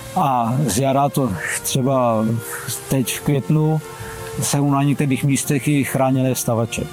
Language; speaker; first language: Czech; native; Czech